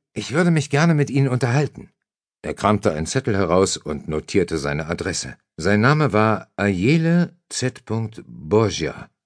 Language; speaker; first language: German; native; German